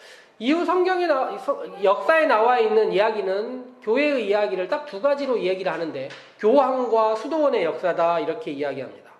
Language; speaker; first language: Korean; native; Korean